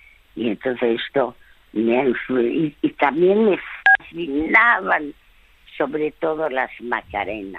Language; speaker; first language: Spanish; early bilingual, other home language; French